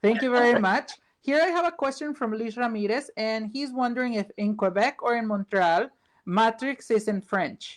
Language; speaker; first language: English; non-native, fluent; Spanish